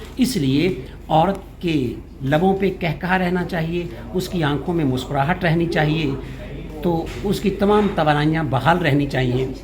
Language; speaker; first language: Urdu; native; Urdu